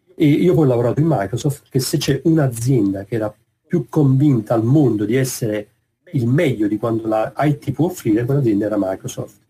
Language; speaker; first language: Italian; native; Italian